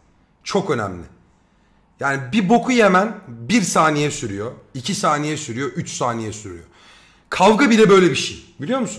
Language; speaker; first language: Turkish; native; Turkish